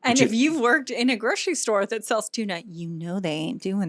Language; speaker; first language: English; native; English